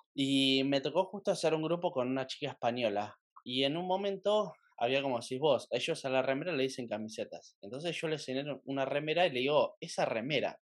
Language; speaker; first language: Spanish; native; Spanish